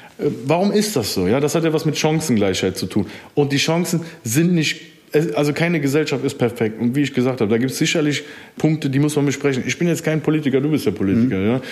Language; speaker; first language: German; early bilingual, other home language; Turkish